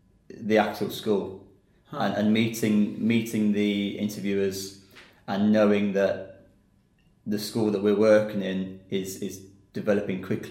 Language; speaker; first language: English; native; English